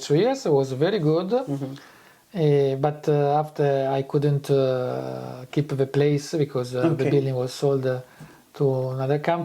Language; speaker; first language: English; non-native, fluent; Italian